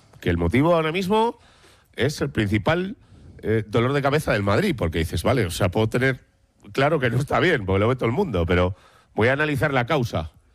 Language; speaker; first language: Spanish; native; Spanish